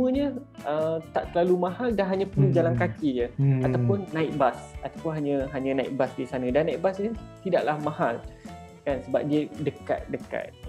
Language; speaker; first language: Malay; native; Malay